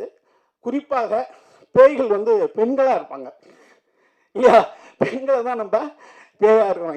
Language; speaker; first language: Tamil; native; Tamil